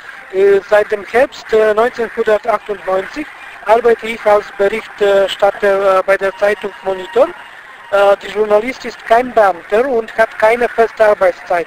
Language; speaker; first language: German; non-native, fluent; Bulgarian